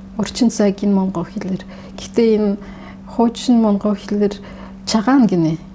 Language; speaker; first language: Mongolian; non-native, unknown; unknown